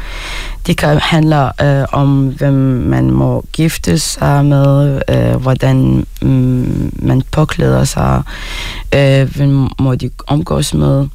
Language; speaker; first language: Danish; non-native, fluent; Arabic